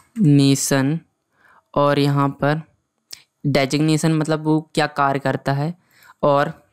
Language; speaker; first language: Hindi; native; Hindi